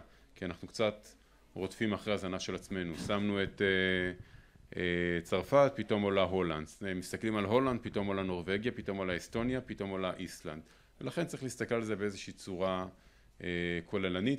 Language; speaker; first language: Hebrew; native; Hebrew